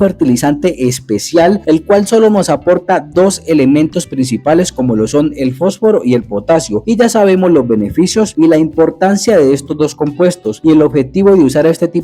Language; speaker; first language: Spanish; native; Spanish